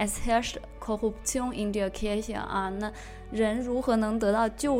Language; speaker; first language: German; non-native, fluent; Chinese